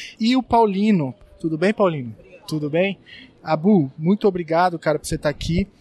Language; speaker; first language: Portuguese; native; Portuguese